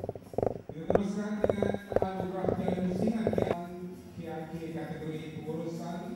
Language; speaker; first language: Malay; native; Malay